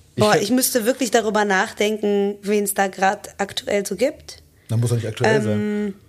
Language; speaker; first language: German; native; German